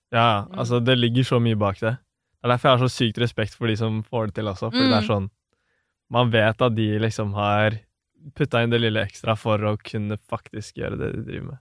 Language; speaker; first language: Norwegian; native; Norwegian